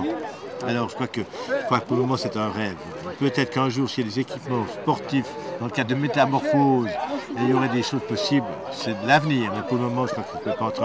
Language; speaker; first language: French; native; French